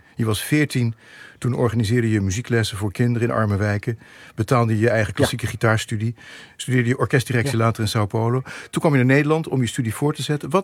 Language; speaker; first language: Dutch; native; Dutch